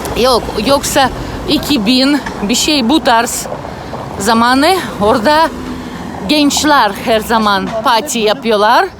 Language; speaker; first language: Turkish; non-native, learner; Russian